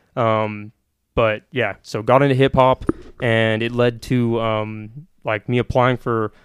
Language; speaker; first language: English; native; English